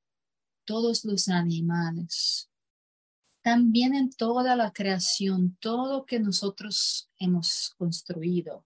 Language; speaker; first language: Spanish; non-native, fluent; Croatian